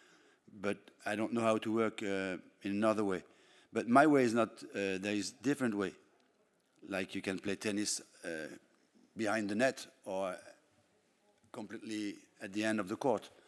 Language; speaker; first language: English; non-native, fluent; French